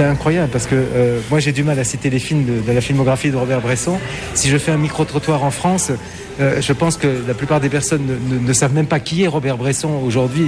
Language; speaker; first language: French; native; French